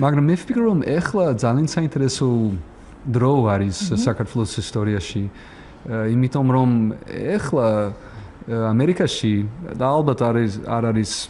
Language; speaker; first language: Georgian; non-native, learner; English